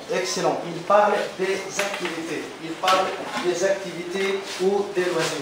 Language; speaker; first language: French; non-native, fluent; Arabic